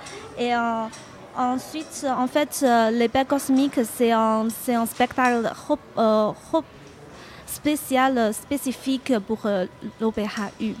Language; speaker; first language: French; non-native, fluent; Chinese